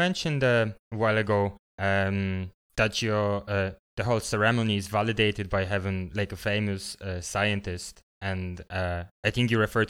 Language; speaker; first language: English; non-native, fluent; Polish